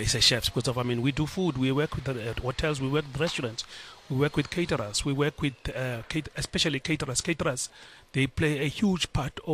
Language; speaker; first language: English; non-native, local second language; Xhosa